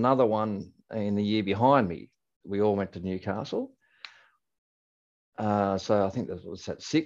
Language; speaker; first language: English; native; English